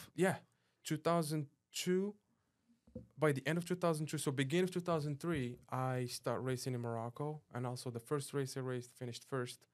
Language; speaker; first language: English; non-native, fluent; Arabic